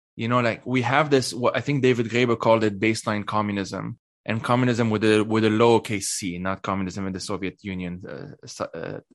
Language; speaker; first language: English; non-native, fluent; Arabic